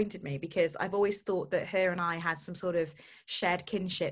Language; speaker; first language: English; native; English